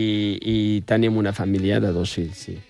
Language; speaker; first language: Catalan; non-native, fluent; Riffian